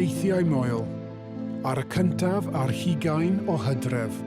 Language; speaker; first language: Welsh; native; Welsh